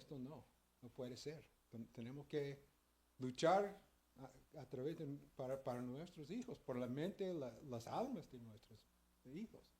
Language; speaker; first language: Spanish; early bilingual, heritage; Spanish